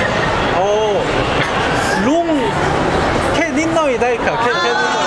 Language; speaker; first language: Thai; non-native, fluent; Korean